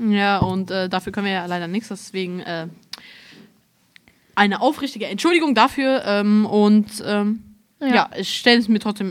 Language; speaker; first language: German; native; German